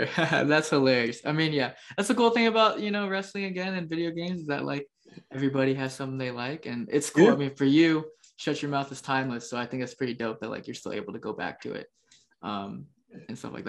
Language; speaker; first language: English; native; English